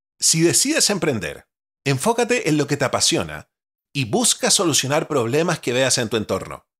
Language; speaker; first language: Spanish; native; Spanish